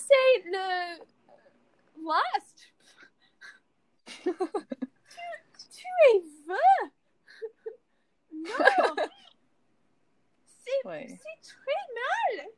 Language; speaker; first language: French; non-native, learner; English